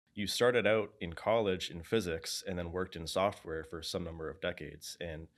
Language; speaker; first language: English; native; English